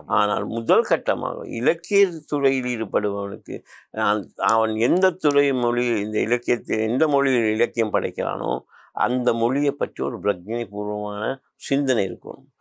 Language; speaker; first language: Tamil; non-native, local second language; Memoni